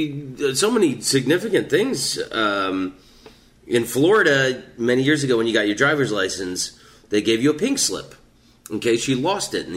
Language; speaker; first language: English; native; English